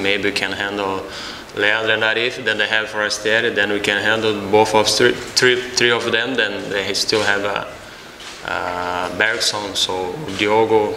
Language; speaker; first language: English; non-native, fluent; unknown